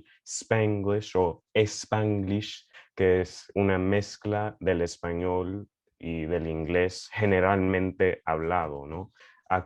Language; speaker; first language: Spanish; early bilingual, heritage; Spanish